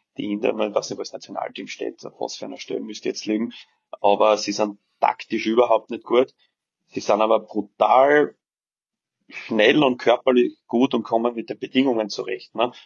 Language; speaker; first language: German; early bilingual, other home language; Serbian